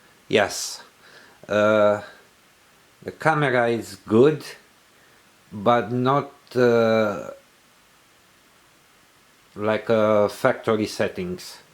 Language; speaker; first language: English; non-native, learner; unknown